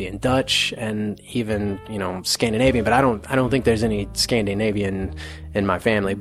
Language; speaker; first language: English; native; English